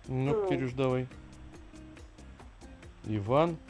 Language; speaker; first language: Russian; native; Russian